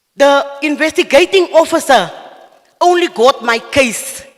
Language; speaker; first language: English; non-native, local second language; Afrikaans